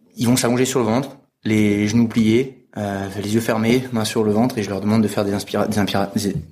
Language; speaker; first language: French; native; French